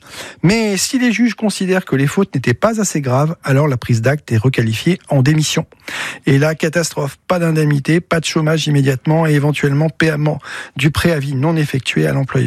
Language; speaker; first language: French; native; French